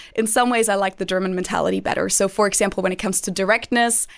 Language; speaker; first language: English; non-native, fluent; German